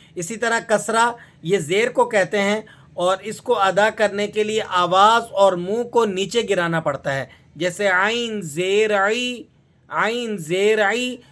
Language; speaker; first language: Urdu; native; Urdu